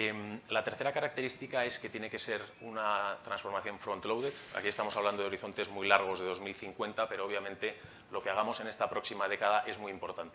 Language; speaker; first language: Spanish; native; Spanish